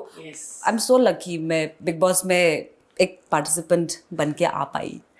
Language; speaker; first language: Hindi; non-native, local second language; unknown